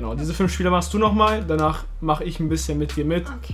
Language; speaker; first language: German; early bilingual, other home language; Turkish